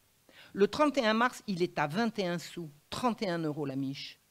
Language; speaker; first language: French; native; French